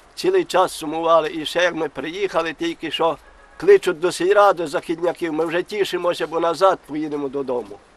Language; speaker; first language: Ukrainian; native; Ukrainian